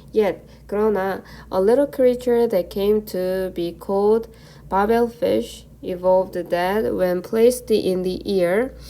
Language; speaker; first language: English; non-native, fluent; Korean